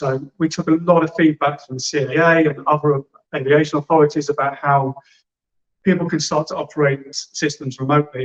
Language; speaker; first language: English; native; English